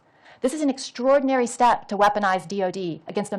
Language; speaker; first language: English; native; English